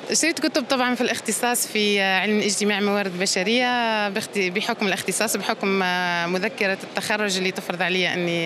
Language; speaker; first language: Arabic; native; Arabic